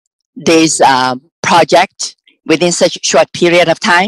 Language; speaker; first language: English; non-native, local second language; Cantonese